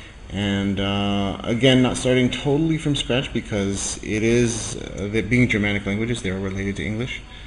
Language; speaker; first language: English; native; English